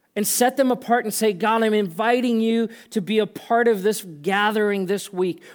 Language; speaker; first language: English; native; English